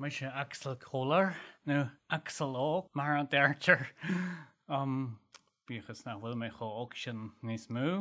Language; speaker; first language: Irish; non-native, learner; German